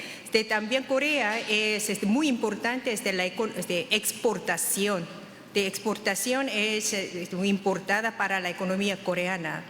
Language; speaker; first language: Spanish; non-native, fluent; Korean